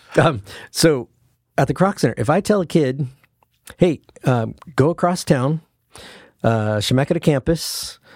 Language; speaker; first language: English; native; English